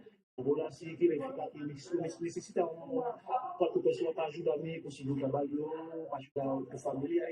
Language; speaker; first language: Spanish; non-native, learner; Haitian Creole